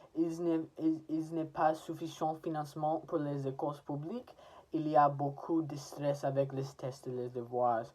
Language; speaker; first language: French; non-native, learner; English